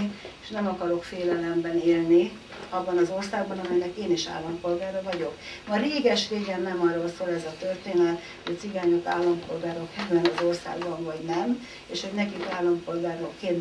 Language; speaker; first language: Hungarian; native; Hungarian